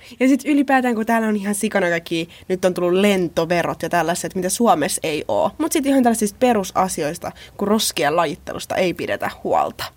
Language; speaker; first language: Finnish; native; Finnish